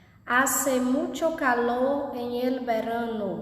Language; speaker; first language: Spanish; non-native, fluent; Portuguese